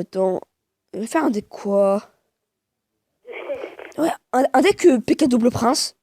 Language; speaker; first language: French; native; French